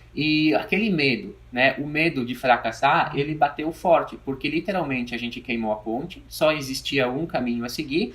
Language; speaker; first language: Portuguese; native; Portuguese